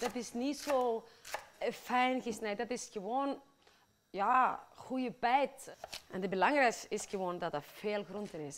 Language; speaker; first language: Dutch; non-native, fluent; Icelandic